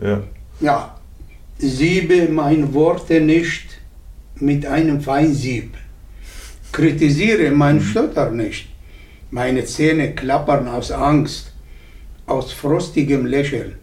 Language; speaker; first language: German; non-native, learner; Arabic